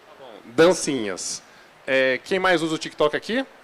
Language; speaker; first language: Portuguese; native; Portuguese